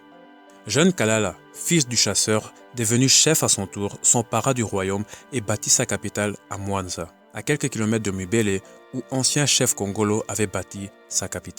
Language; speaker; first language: French; native; French